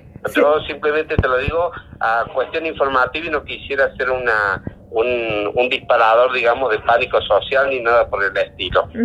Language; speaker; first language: Spanish; native; Spanish